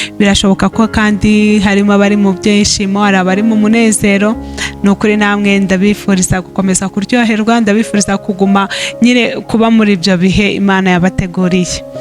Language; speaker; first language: Kinyarwanda; early bilingual, heritage; Kinyarwanda